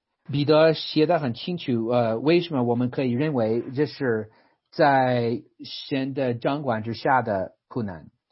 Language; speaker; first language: Chinese; non-native, fluent; English